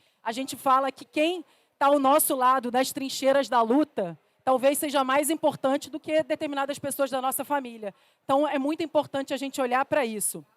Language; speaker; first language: Portuguese; native; Portuguese